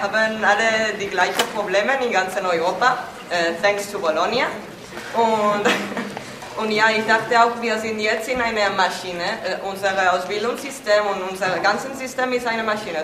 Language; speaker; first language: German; non-native, learner; Spanish